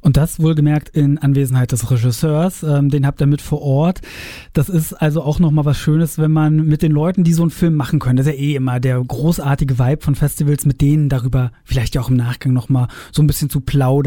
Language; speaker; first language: German; native; German